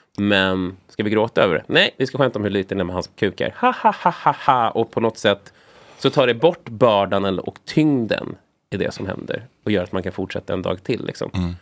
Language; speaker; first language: Swedish; native; Swedish